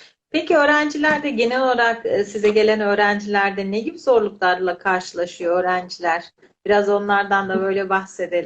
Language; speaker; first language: Turkish; native; Turkish